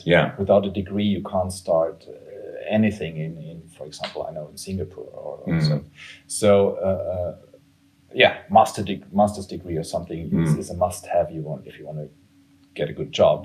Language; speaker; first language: English; non-native, fluent; German